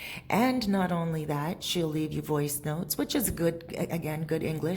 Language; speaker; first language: English; native; English